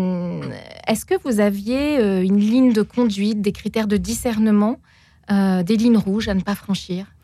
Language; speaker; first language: French; native; French